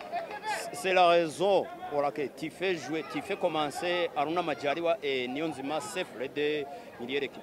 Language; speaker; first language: French; non-native, local second language; Kinyarwanda